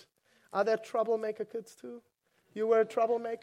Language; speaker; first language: English; non-native, fluent; German